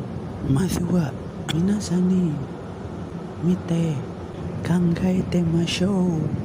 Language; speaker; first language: Japanese; non-native, learner; Indonesian